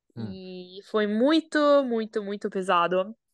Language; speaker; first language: Portuguese; non-native, learner; Italian